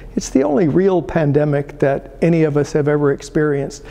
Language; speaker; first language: English; early bilingual, other home language; Italian